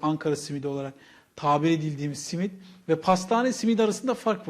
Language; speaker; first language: Turkish; native; Turkish